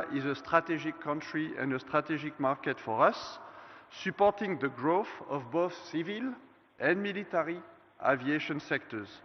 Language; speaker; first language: English; non-native, fluent; French